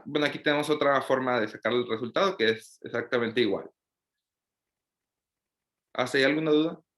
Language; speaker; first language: Spanish; native; Spanish